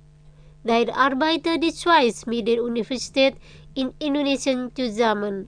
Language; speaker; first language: German; non-native, fluent; Indonesian